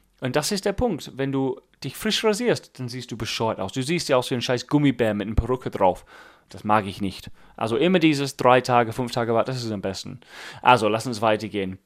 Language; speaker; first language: German; non-native, fluent; English